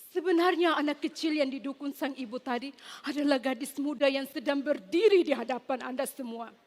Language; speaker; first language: Malay; non-native, fluent; Tetum